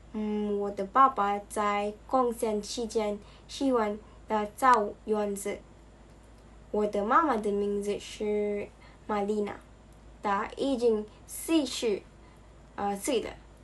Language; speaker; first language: Chinese; non-native, learner; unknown